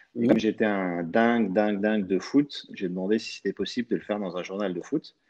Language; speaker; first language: French; early bilingual, other home language; Arabic